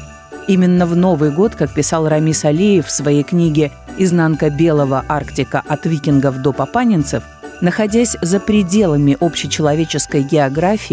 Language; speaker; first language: Russian; native; Russian